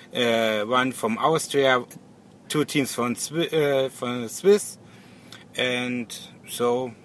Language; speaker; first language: English; non-native, learner; German